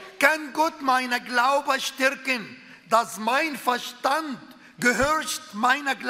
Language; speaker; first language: German; non-native, fluent; Arabic